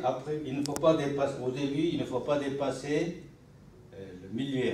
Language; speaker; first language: French; non-native, learner; Korean